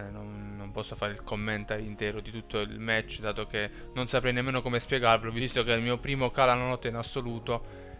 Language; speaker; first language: Italian; native; Italian